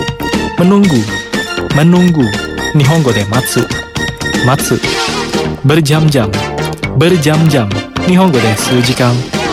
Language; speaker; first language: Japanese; non-native, fluent; Indonesian